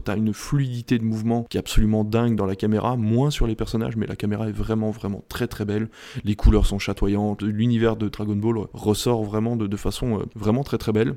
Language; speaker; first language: French; native; French